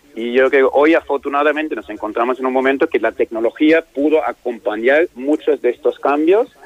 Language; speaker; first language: Spanish; non-native, fluent; German